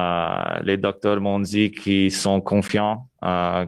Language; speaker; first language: French; non-native, local second language; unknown